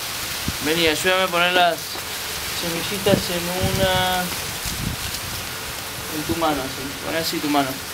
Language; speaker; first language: Spanish; native; Spanish